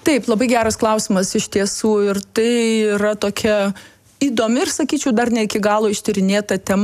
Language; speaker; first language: Lithuanian; native; Lithuanian